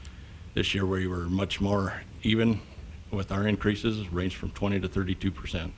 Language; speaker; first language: English; native; English